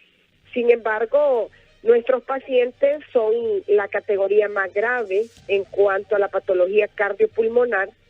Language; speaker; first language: Spanish; native; Spanish